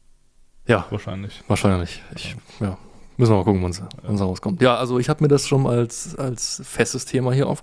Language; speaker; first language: German; native; German